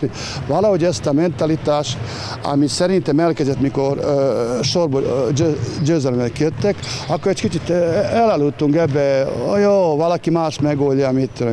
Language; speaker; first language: Hungarian; non-native, learner; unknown